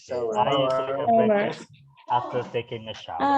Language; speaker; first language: English; non-native, fluent; Indonesian